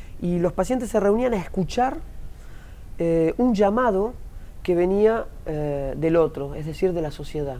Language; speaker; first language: Spanish; native; Spanish